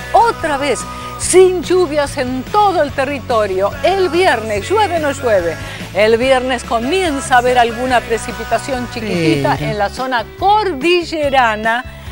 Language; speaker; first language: Spanish; native; Spanish